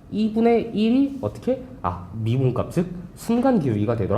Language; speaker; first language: Korean; native; Korean